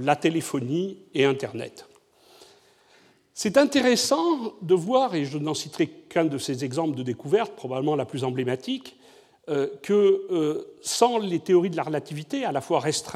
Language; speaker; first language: French; native; French